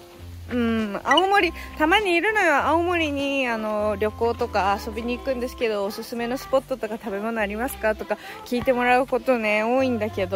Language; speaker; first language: Japanese; native; Japanese